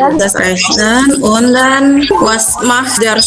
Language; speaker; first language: German; non-native, fluent; Indonesian